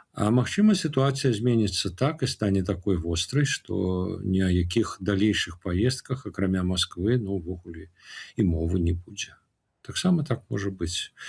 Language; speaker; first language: Belarusian; non-native, local second language; Russian